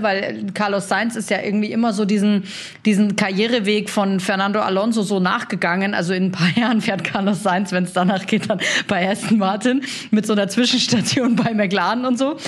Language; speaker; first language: German; native; German